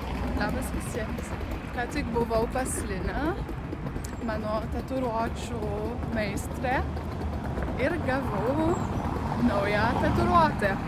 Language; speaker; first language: Lithuanian; non-native, learner; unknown